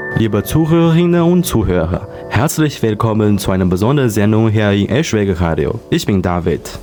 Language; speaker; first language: German; non-native, learner; Chinese